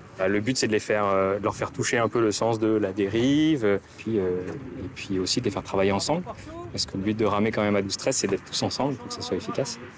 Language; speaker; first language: French; native; French